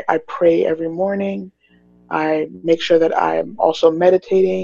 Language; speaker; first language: English; native; English